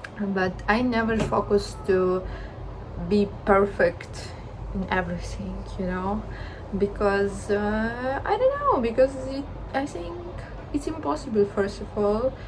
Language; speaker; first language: English; non-native, learner; Ukrainian